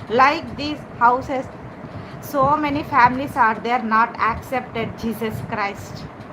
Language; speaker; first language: English; non-native, local second language; Telugu